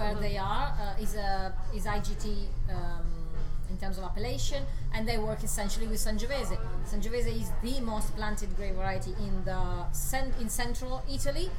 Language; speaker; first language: English; non-native, fluent; Italian